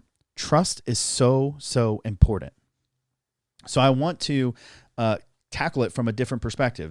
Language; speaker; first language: English; native; English